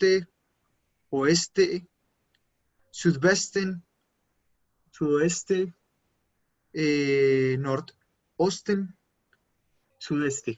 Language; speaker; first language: Spanish; native; Spanish